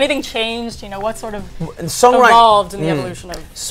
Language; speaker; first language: English; native; English